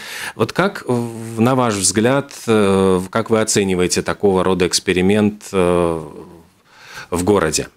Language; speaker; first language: Russian; native; Russian